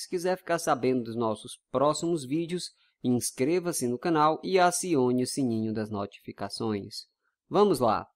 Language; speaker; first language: Portuguese; native; Portuguese